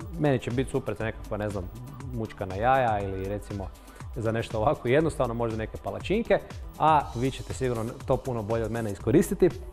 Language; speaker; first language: Serbian; native; Serbian